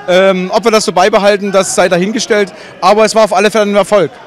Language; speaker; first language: German; native; German